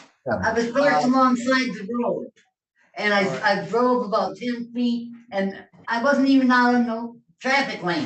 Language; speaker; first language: English; native; English